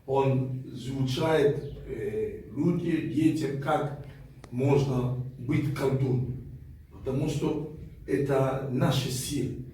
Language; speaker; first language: Russian; non-native, fluent; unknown